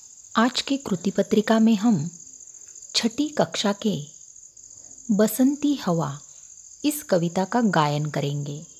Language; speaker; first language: Hindi; non-native, local second language; Marathi